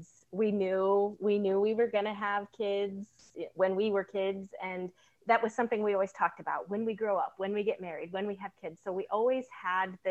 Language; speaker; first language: English; native; English